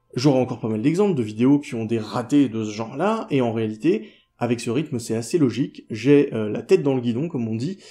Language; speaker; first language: French; native; French